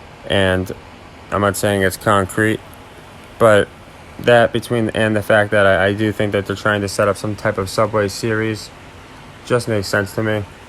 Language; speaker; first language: English; native; English